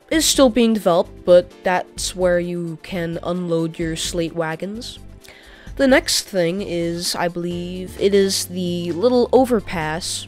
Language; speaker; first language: English; native; English